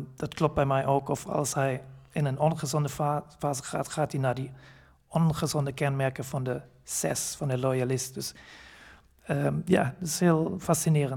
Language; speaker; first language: Dutch; non-native, fluent; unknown